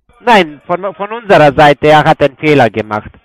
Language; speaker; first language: German; non-native, fluent; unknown